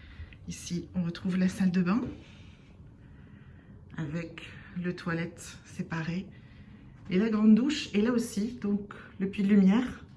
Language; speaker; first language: French; native; French